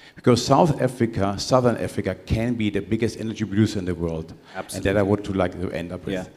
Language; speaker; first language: English; non-native, fluent; German